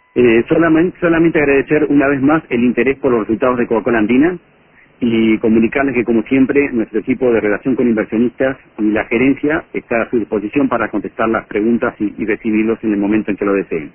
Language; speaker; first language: Spanish; native; Spanish